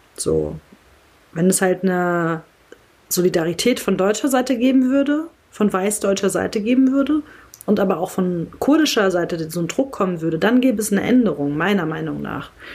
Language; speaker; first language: German; early bilingual, other home language; Kurdish